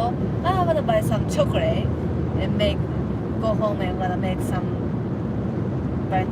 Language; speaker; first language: English; non-native, learner; Japanese